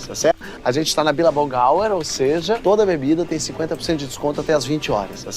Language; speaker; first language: Portuguese; native; Portuguese